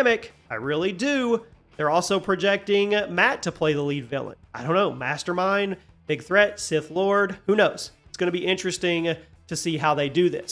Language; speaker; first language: English; native; English